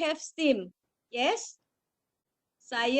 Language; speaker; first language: English; non-native, learner; Indonesian